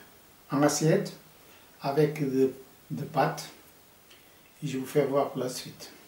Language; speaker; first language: French; non-native, fluent; Portuguese